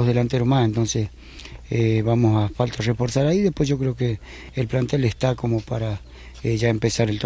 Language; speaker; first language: Spanish; native; Spanish